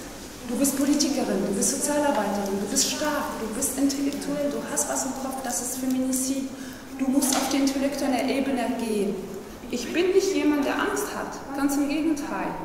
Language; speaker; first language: German; non-native, fluent; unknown